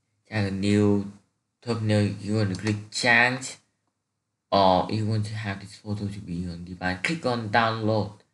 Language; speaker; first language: English; non-native, learner; Vietnamese